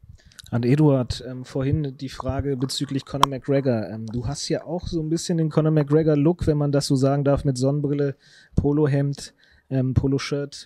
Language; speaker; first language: German; native; German